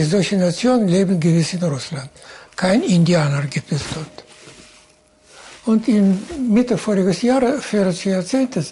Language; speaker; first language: German; non-native, fluent; Russian